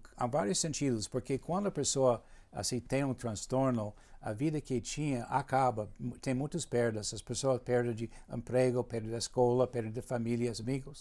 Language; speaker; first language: Portuguese; non-native, fluent; English